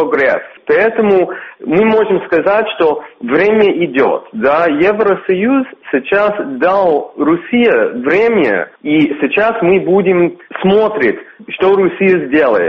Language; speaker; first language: Russian; non-native, fluent; English